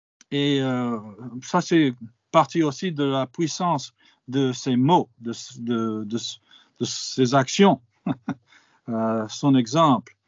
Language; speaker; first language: French; non-native, fluent; English